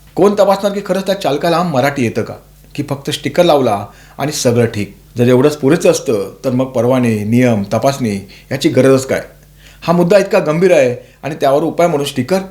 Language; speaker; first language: Marathi; native; Marathi